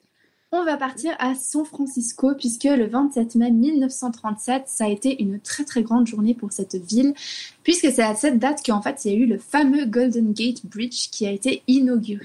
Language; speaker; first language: French; native; French